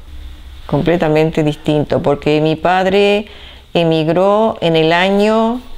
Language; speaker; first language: Spanish; early bilingual, other home language; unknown